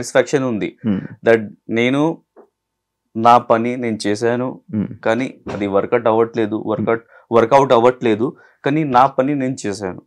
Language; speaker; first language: Telugu; non-native, learner; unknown